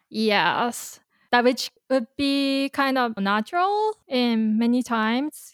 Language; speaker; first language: English; non-native, fluent; Japanese